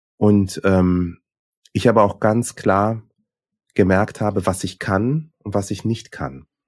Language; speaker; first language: German; early bilingual, other home language; Swahili